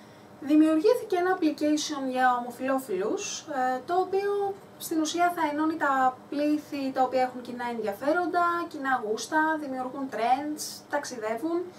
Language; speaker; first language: Greek; native; Greek